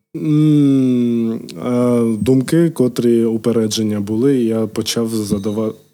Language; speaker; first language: Ukrainian; non-native, local second language; Russian